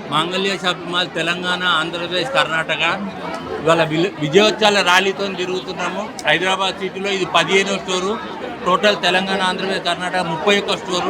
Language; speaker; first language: Telugu; native; Telugu